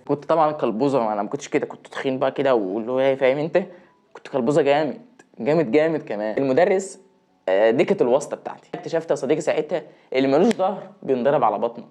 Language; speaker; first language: Egyptian Arabic; native; Egyptian Arabic